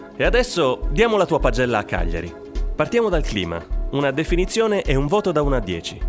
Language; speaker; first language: Italian; native; Italian